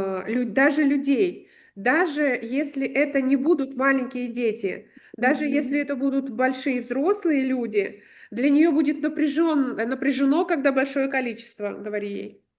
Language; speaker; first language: Russian; native; Russian